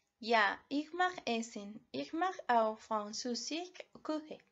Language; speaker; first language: German; non-native, learner; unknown